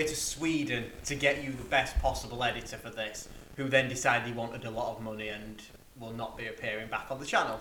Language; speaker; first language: English; native; English